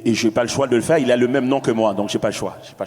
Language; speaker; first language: French; native; French